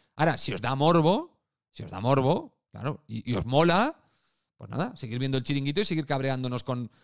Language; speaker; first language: Spanish; native; Spanish